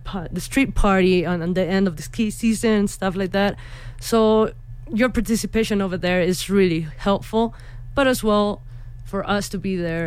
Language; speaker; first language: English; non-native, fluent; Spanish